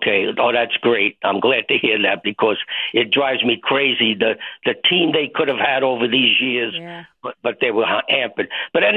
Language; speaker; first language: English; native; English